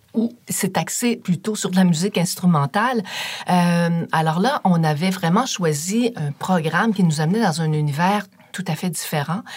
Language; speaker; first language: French; native; French